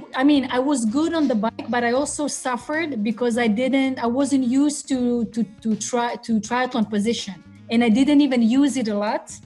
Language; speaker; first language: English; non-native, fluent; Croatian